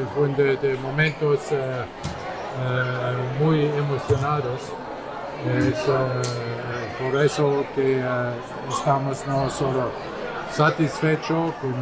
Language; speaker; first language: Spanish; non-native, learner; German